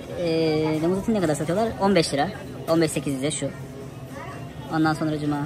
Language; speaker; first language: Turkish; native; Turkish